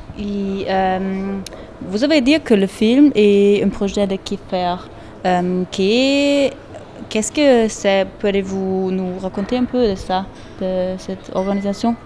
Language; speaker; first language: French; non-native, learner; German